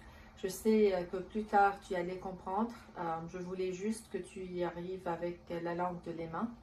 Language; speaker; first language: French; non-native, local second language; Arabic